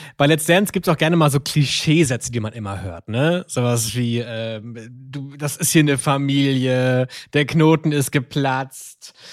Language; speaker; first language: German; native; German